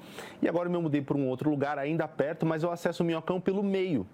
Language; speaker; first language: Portuguese; native; Portuguese